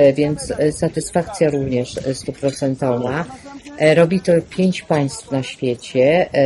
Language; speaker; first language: Polish; native; Polish